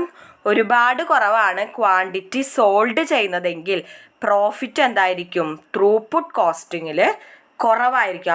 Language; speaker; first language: Malayalam; native; Malayalam